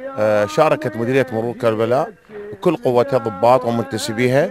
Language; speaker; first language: Arabic; native; Arabic